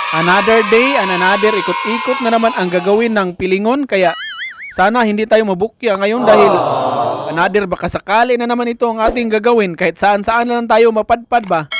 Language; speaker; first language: Filipino; native; Filipino